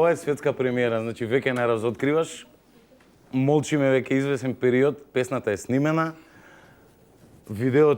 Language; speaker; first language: Macedonian; native; Macedonian